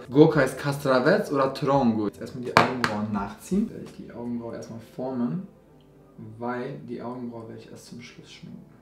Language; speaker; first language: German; early bilingual, other home language; Albanian